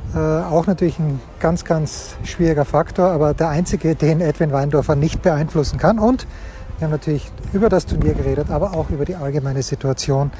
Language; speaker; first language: German; native; German